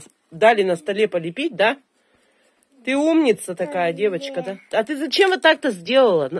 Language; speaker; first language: Russian; native; Russian